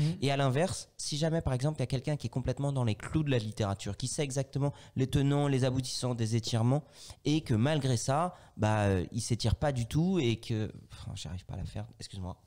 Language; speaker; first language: French; native; French